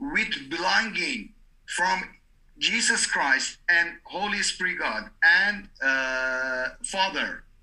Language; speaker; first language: English; non-native, learner; Persian